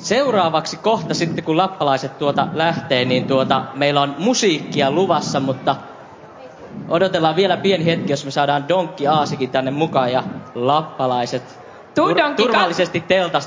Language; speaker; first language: Finnish; native; Finnish